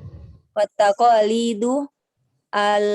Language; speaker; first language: Arabic; non-native, learner; Indonesian